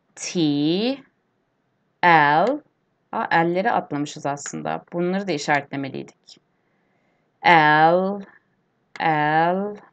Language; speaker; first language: Turkish; native; Turkish